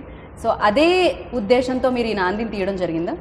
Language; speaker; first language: Telugu; native; Telugu